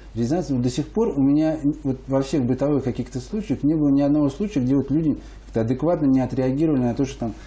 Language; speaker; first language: Russian; native; Russian